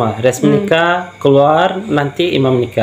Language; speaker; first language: Indonesian; non-native, learner; Turkish